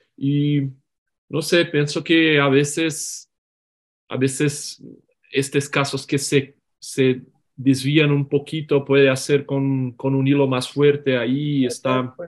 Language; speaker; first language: Spanish; non-native, learner; Portuguese